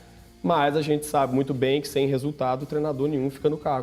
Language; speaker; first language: Portuguese; native; Portuguese